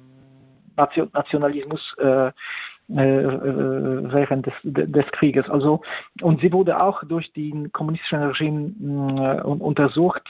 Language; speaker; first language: German; non-native, fluent; Polish